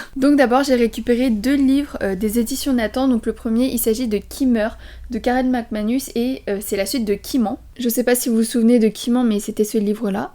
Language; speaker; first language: French; early bilingual, other home language; Vietnamese